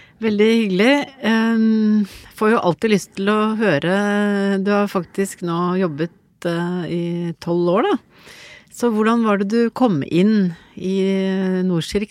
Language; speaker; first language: Norwegian; native; Norwegian